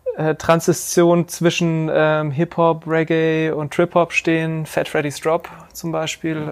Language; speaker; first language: German; native; German